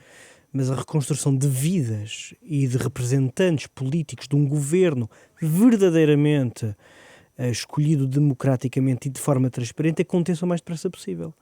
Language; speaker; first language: Portuguese; native; Portuguese